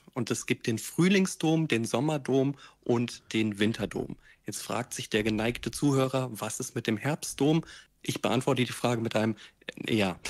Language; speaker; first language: German; native; German